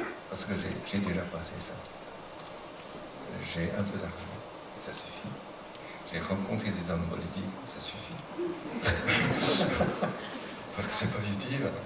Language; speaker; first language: French; non-native, fluent; Chinese